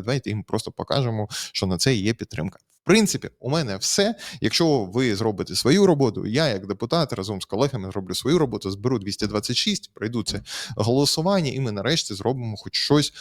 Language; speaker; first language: Ukrainian; native; Ukrainian